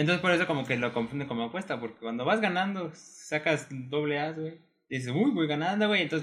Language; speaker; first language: Spanish; native; Spanish